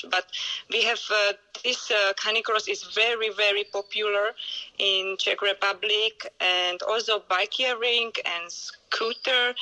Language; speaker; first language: English; non-native, learner; Czech